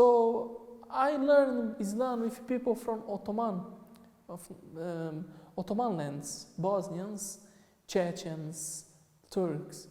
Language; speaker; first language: English; non-native, fluent; Portuguese